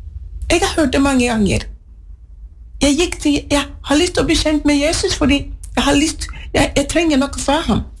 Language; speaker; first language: Norwegian; non-native, fluent; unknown